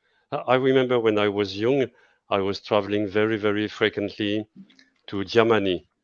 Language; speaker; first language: English; non-native, fluent; French